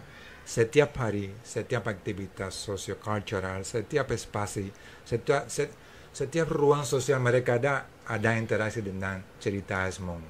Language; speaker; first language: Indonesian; non-native, fluent; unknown